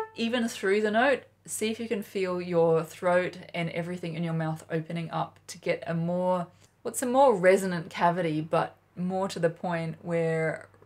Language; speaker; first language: English; native; English